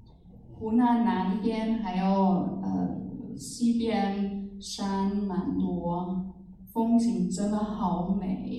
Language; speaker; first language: Chinese; non-native, fluent; German